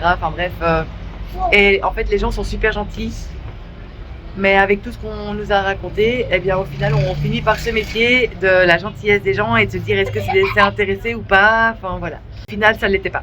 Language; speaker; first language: French; native; French